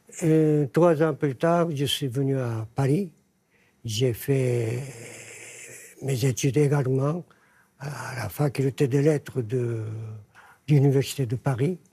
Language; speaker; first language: French; non-native, fluent; Japanese